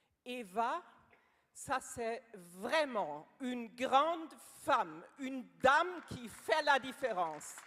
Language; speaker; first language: French; non-native, learner; German